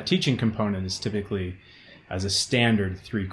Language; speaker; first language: English; native; English